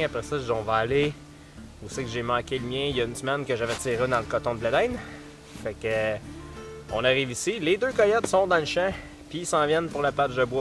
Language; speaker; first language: French; native; French